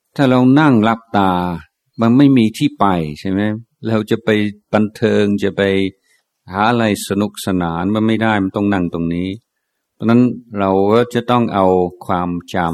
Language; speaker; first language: Thai; non-native, fluent; English